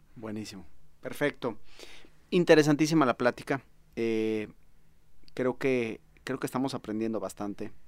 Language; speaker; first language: Spanish; native; Spanish